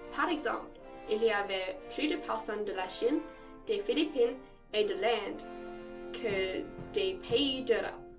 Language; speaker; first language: French; non-native, local second language; English